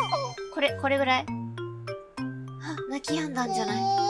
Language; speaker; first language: Japanese; native; Japanese